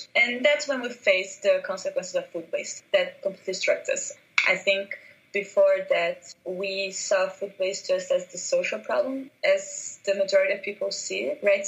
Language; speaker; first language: English; non-native, fluent; Portuguese